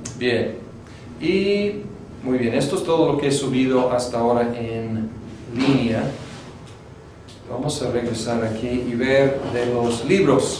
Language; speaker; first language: Spanish; non-native, fluent; English